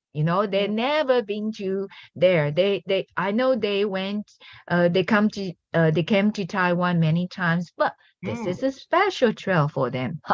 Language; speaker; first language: English; non-native, learner; Chinese